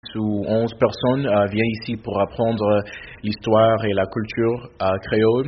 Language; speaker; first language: French; non-native, fluent; English